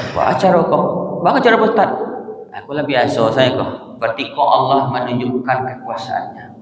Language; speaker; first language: Malay; non-native, local second language; Minangkabau